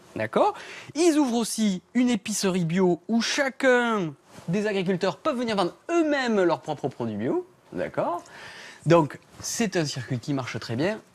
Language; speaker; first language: French; native; French